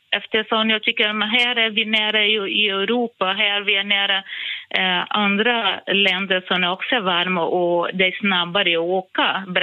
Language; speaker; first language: Swedish; non-native, fluent; Portuguese